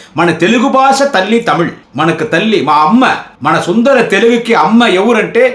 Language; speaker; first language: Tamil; non-native, local second language; Telugu